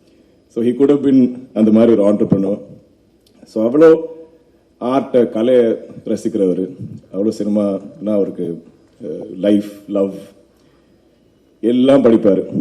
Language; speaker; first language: Tamil; non-native, local second language; Malayalam